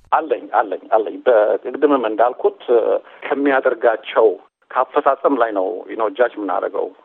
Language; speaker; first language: Amharic; non-native, local second language; Somali